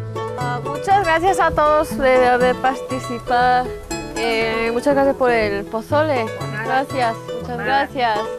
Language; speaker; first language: Spanish; non-native, learner; Korean